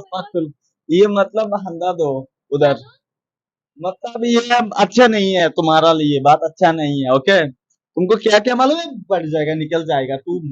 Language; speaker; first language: Hindi; non-native, learner; Bangla